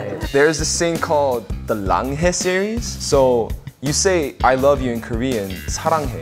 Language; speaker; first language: English; early bilingual, other home language; Korean